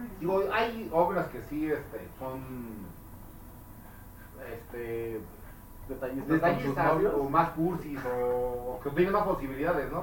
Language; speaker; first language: Spanish; native; Spanish